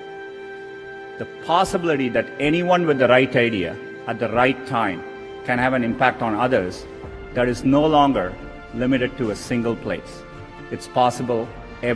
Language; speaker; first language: English; non-native, local second language; Tamil